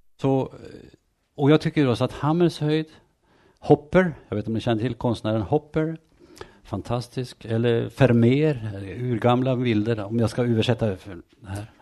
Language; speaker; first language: Swedish; native; Swedish